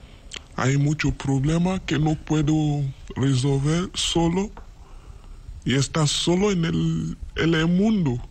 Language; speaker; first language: Spanish; non-native, learner; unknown